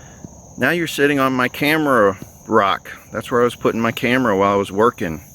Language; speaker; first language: English; native; English